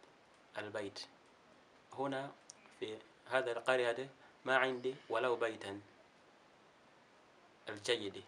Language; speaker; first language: Arabic; non-native, learner; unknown